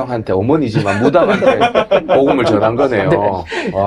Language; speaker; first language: Korean; native; Korean